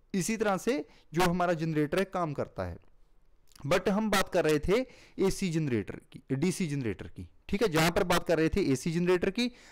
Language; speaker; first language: Hindi; non-native, local second language; Punjabi